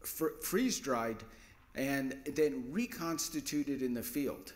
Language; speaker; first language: English; native; English